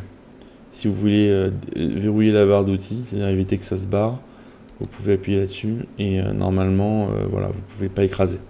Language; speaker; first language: French; native; French